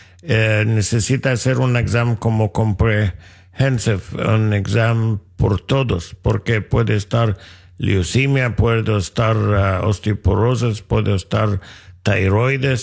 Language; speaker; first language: Spanish; non-native, learner; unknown